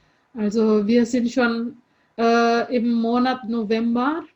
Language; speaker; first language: German; non-native, fluent; Indonesian